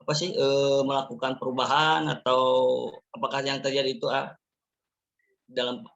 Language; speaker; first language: Indonesian; native; Indonesian